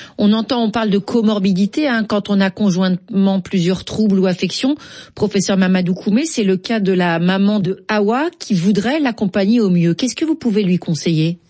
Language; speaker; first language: French; native; French